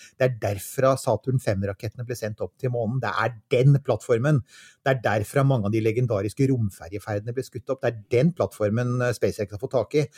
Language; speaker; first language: Norwegian; native; Norwegian